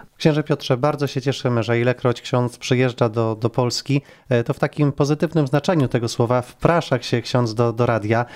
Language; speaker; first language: Polish; native; Polish